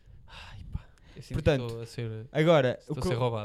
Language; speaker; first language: Portuguese; native; Portuguese